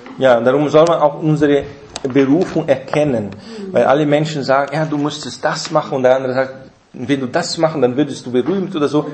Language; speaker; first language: German; non-native, fluent; Portuguese